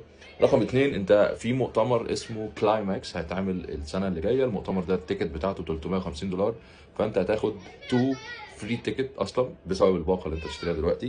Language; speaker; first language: Arabic; native; Arabic